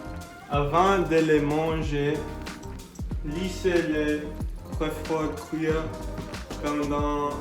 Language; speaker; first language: French; non-native, learner; English